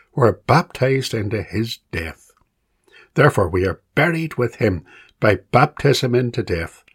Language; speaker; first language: English; native; English